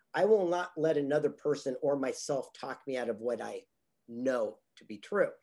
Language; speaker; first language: English; native; English